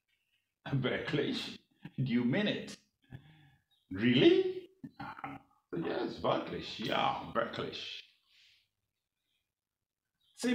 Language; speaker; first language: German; non-native, learner; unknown